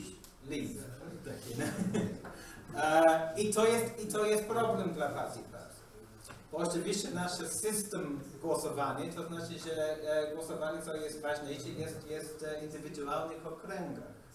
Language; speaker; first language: Polish; non-native, learner; English